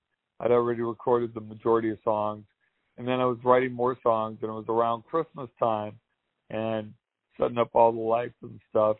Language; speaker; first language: English; native; English